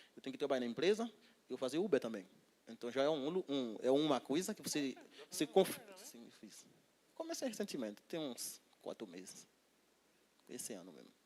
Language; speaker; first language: Portuguese; non-native, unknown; Haitian Creole